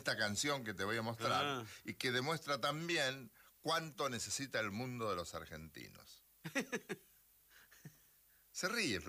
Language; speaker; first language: Spanish; native; Spanish